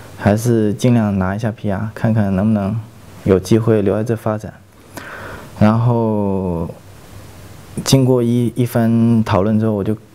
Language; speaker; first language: Chinese; native; Chinese